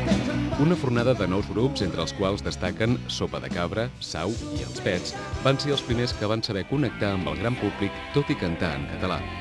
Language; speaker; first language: Catalan; native; Catalan